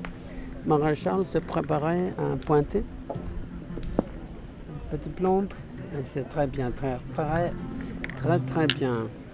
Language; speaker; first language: French; non-native, learner; English